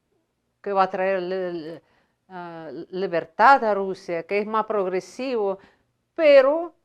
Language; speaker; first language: Spanish; non-native, fluent; Russian